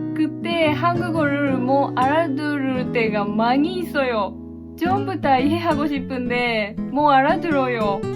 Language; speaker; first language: Korean; non-native, learner; Japanese